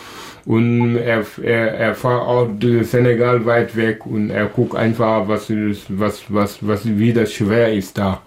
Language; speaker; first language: German; non-native, local second language; Wolof